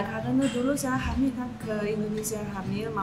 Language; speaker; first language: Indonesian; non-native, learner; Chinese